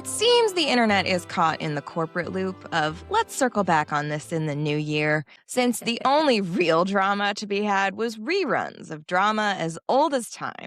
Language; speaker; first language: English; native; English